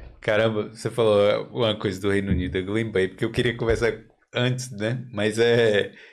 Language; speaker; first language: Portuguese; native; Portuguese